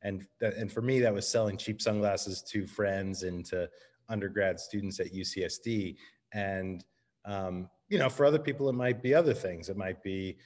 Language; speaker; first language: English; native; English